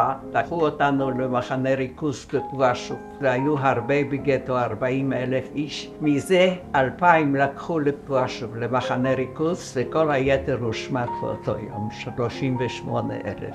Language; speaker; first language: Hebrew; non-native, fluent; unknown